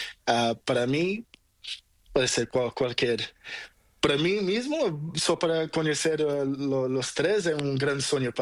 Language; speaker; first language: Spanish; non-native, learner; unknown